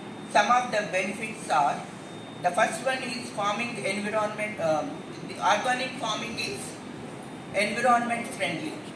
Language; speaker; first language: English; non-native, local second language; Telugu